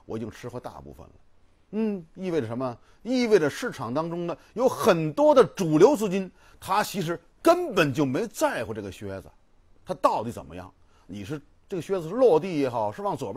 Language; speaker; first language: Chinese; native; Chinese